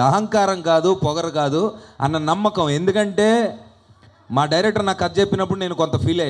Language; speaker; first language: Telugu; native; Telugu